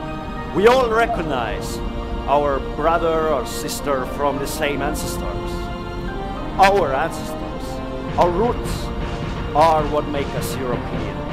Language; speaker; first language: English; non-native, fluent; Estonian